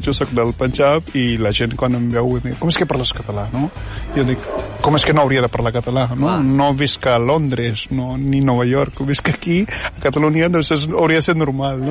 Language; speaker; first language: Catalan; non-native, fluent; Punjabi